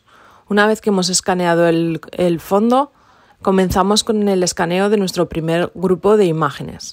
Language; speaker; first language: Spanish; native; Spanish